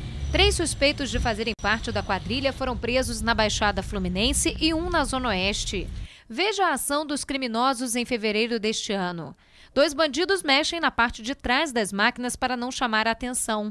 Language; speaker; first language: Portuguese; native; Portuguese